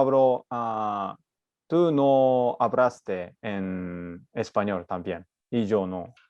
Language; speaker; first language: Spanish; non-native, learner; Japanese